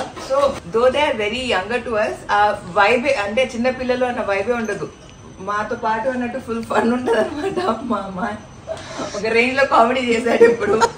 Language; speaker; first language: Telugu; native; Telugu